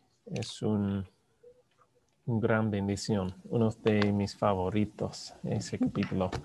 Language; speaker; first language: Spanish; non-native, fluent; English